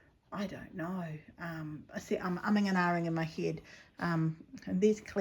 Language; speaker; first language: English; native; English